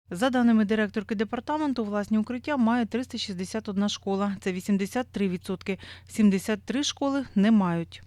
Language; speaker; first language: Ukrainian; native; Ukrainian